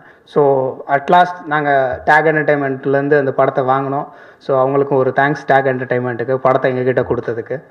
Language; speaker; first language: Tamil; native; Tamil